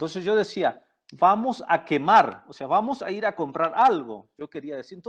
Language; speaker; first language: Spanish; non-native, local second language; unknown